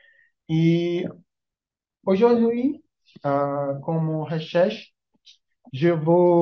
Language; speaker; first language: French; non-native, learner; Portuguese